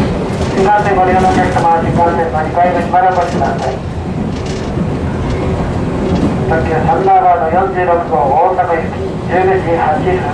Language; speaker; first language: Japanese; native; Japanese